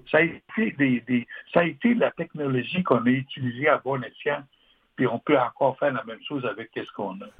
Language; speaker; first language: French; non-native, local second language; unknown